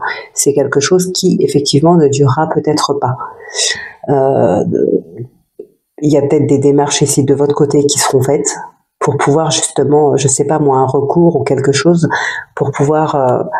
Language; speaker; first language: French; native; French